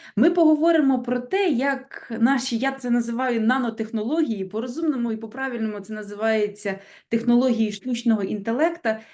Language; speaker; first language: Ukrainian; native; Ukrainian